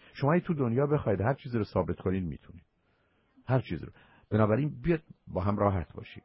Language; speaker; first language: Persian; native; Persian